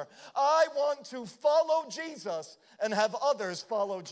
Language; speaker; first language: English; native; English